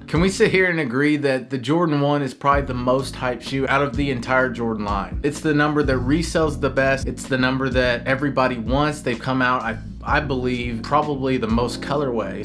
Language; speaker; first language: English; native; English